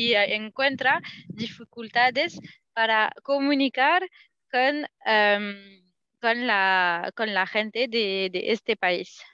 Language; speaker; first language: Spanish; non-native, learner; Arabic